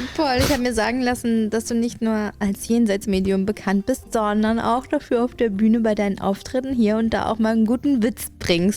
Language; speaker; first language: German; native; German